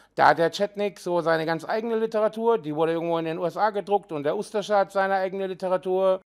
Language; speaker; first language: German; early bilingual, heritage; Serbian